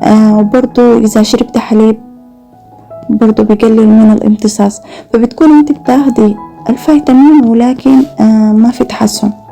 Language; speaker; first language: Arabic; native; Arabic